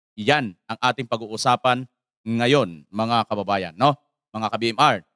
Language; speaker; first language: Filipino; native; Filipino